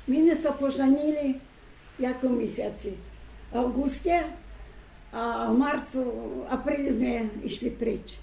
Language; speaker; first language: Slovak; early bilingual, heritage; Slovak